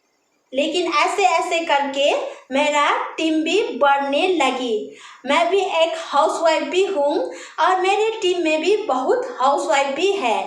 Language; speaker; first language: Hindi; non-native, local second language; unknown